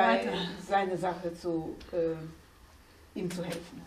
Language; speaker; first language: German; non-native, fluent; Slovenian